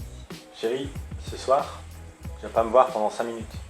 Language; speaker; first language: French; native; French